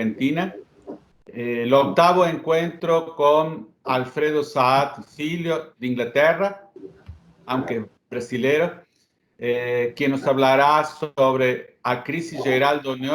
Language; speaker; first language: Spanish; native; Spanish